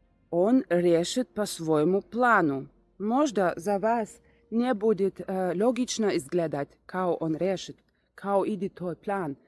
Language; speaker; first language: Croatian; non-native, learner; Russian